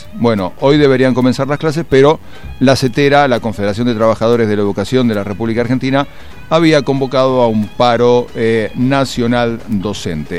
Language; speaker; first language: Spanish; native; Spanish